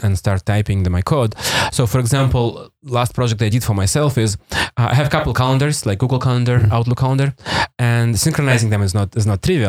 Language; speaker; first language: English; non-native, fluent; Russian